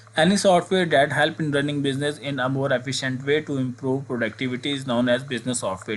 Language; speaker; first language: English; non-native, local second language; Urdu